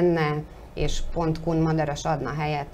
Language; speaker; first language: Hungarian; native; Hungarian